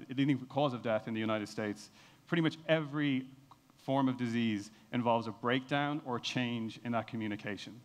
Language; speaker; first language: English; native; English